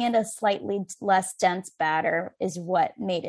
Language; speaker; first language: English; native; English